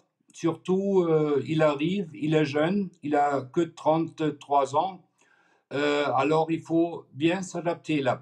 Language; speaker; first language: French; non-native, fluent; German